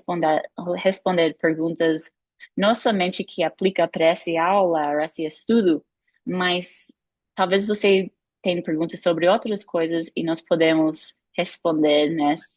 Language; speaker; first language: Portuguese; non-native, fluent; English